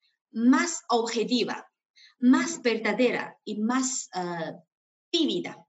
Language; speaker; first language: Spanish; non-native, fluent; Chinese